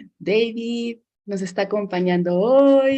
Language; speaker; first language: Spanish; native; Spanish